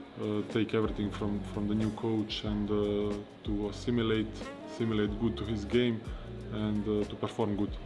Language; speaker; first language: English; non-native, fluent; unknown